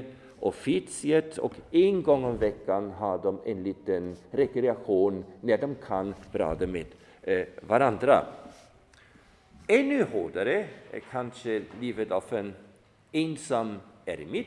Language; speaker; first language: Swedish; non-native, fluent; German